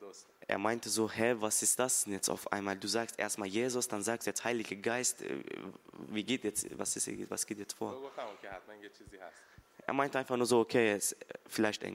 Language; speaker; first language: German; early bilingual, other home language; Persian